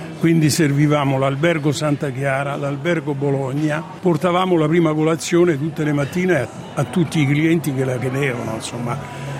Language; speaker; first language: Italian; native; Italian